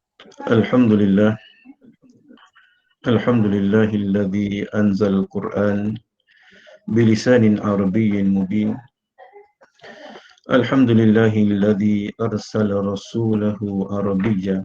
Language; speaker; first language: Arabic; non-native, fluent; Malay